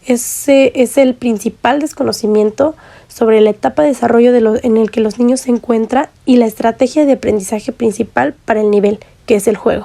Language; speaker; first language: Spanish; native; Spanish